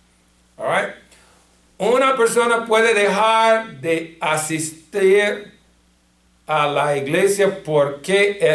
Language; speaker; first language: Spanish; non-native, fluent; English